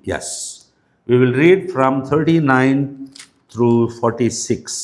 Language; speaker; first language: English; non-native, local second language; Telugu